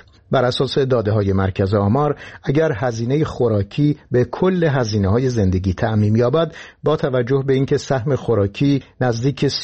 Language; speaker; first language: Persian; native; Persian